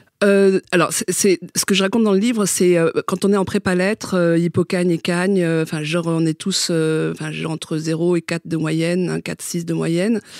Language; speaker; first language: French; early bilingual, other home language; Vietnamese